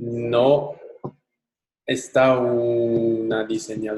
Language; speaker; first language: Spanish; non-native, learner; English